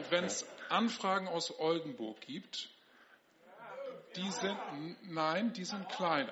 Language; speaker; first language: German; native; German